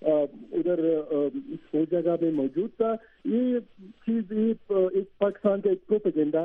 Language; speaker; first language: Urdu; non-native, learner; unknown